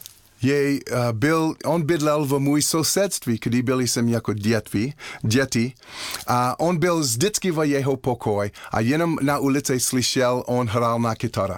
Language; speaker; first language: Czech; non-native, learner; English